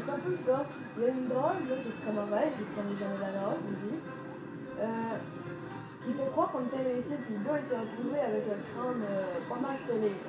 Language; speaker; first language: French; native; French